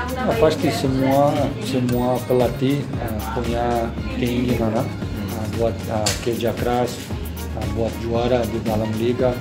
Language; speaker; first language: Indonesian; non-native, fluent; Portuguese